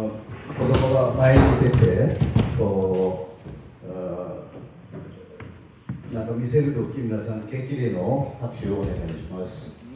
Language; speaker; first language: Japanese; non-native, fluent; Korean